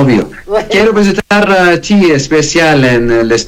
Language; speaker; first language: Spanish; non-native, learner; Arabic